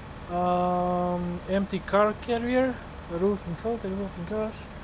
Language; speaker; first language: English; non-native, fluent; Macedonian